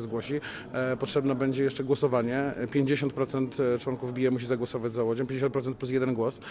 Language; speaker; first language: Polish; native; Polish